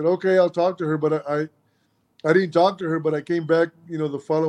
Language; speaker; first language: English; early bilingual, other home language; Spanish